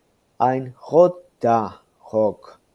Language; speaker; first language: German; non-native, fluent; Spanish